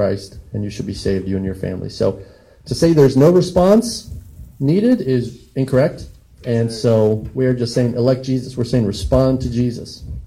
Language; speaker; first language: English; native; English